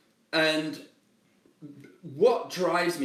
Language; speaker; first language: English; native; English